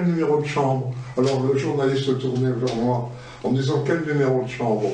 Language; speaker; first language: French; native; French